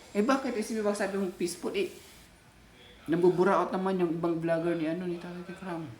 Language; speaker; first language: Filipino; non-native, local second language; Cebuano